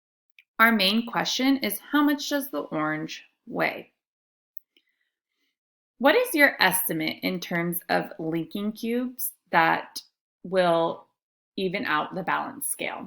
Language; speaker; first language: English; native; English